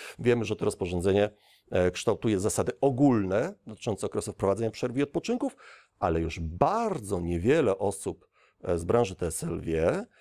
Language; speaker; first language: Polish; native; Polish